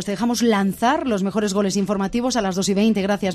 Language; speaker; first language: Spanish; native; Spanish